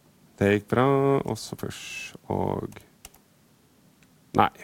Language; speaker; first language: Norwegian; native; Norwegian